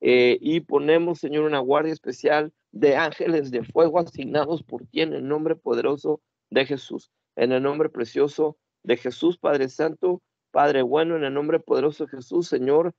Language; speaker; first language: Spanish; native; Spanish